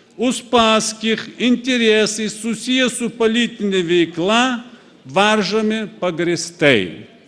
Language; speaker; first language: Lithuanian; non-native, fluent; Russian